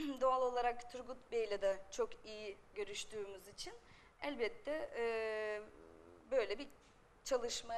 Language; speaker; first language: Turkish; non-native, fluent; Russian